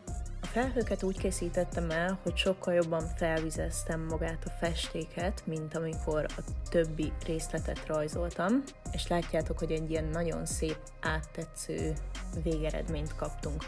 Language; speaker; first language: Hungarian; native; Hungarian